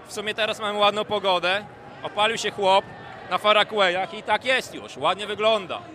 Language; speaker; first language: Polish; native; Polish